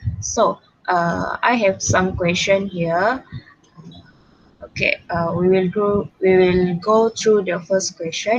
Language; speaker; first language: English; non-native, local second language; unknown